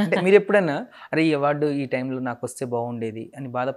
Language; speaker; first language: Telugu; native; Telugu